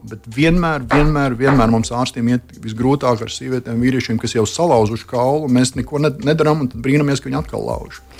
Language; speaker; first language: Latvian; native; Latvian